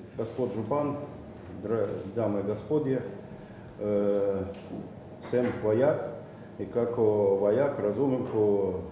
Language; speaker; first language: Slovenian; non-native, learner; Russian